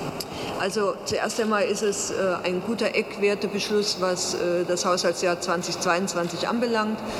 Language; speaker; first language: German; native; German